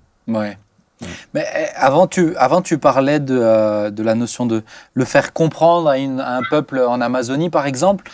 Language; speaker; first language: French; native; French